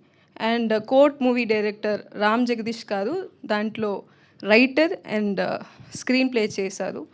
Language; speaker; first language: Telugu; non-native, learner; Tamil